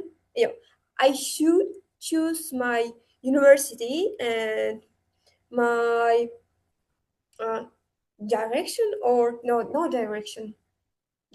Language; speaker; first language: English; non-native, learner; Uzbek